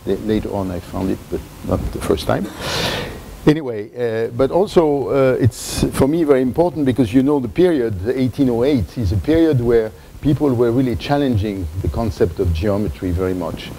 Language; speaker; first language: English; non-native, fluent; French